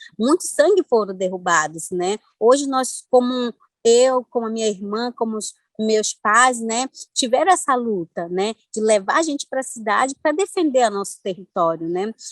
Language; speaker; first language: Portuguese; non-native, local second language; Ticuna